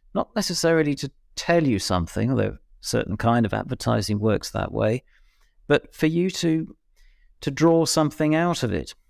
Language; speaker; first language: English; native; English